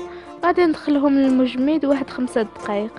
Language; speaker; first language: Arabic; native; Arabic